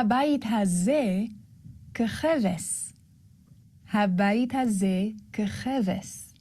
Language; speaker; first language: Hebrew; non-native, learner; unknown